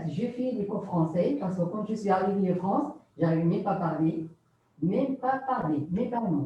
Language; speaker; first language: French; non-native, learner; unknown